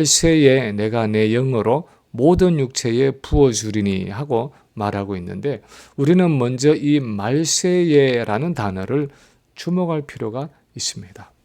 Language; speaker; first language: Korean; native; Korean